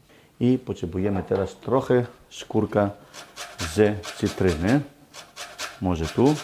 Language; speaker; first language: Polish; non-native, learner; Greek